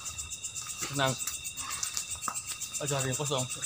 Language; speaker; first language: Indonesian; non-native, local second language; Javanese